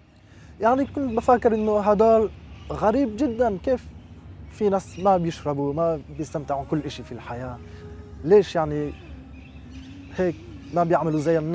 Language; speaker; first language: Arabic; non-native, fluent; French